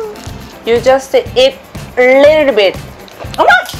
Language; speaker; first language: English; non-native, learner; Korean